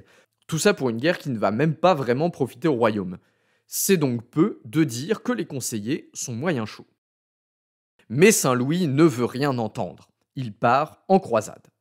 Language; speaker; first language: French; native; French